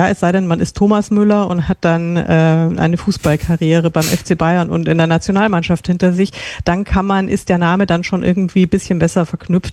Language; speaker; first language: German; native; German